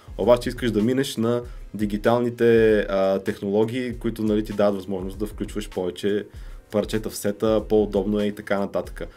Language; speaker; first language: Bulgarian; native; Bulgarian